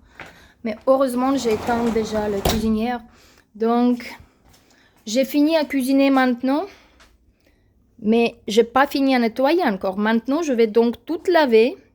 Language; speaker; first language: French; non-native, fluent; Russian